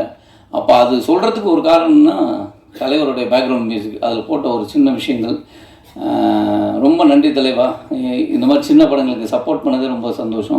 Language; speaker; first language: Tamil; native; Tamil